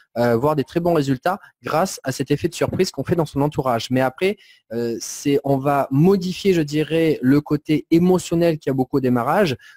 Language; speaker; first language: French; native; French